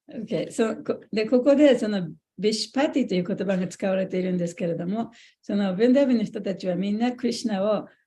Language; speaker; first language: Japanese; native; Japanese